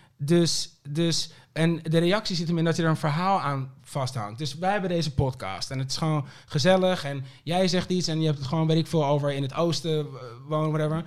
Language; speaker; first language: Dutch; early bilingual, other home language; Papiamento